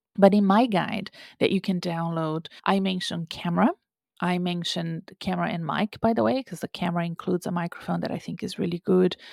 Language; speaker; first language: English; non-native, fluent; Portuguese